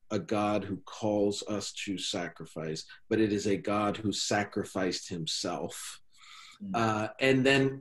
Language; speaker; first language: English; native; English